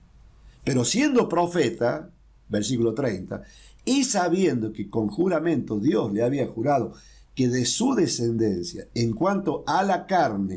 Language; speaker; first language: Spanish; native; Spanish